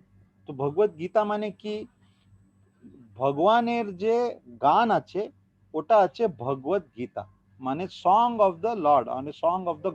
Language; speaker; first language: Bangla; non-native, learner; Hindi